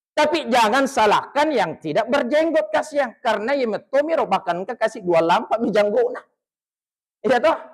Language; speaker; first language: Malay; non-native, local second language; Buginese